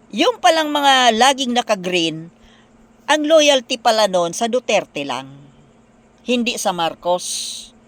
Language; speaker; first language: Filipino; non-native, local second language; Bikol